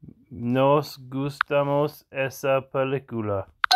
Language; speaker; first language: Spanish; non-native, learner; English